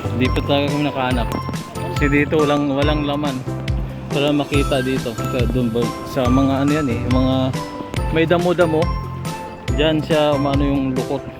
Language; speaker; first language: Filipino; non-native, local second language; Cebuano